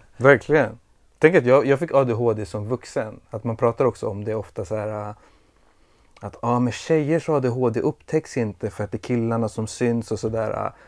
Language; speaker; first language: Swedish; early bilingual, other home language; Persian